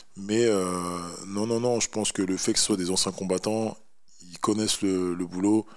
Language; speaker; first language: French; native; French